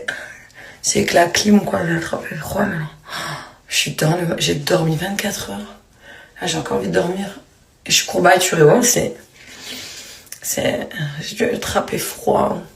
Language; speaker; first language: French; native; French